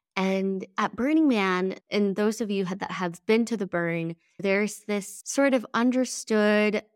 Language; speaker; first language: English; early bilingual, other home language; Spanish